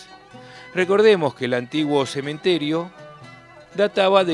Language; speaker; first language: Spanish; native; Spanish